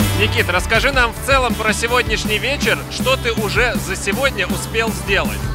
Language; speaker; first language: Russian; native; Russian